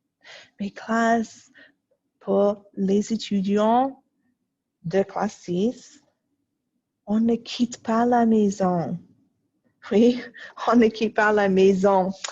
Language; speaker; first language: French; non-native, fluent; English